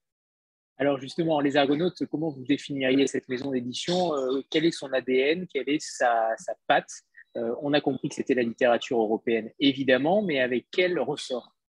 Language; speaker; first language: French; native; French